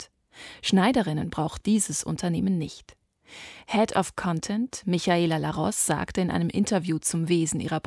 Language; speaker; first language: German; native; German